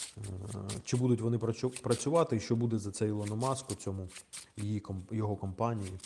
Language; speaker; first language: Ukrainian; non-native, local second language; Russian